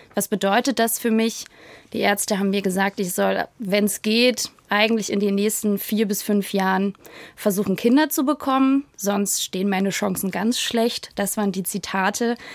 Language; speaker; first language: German; native; German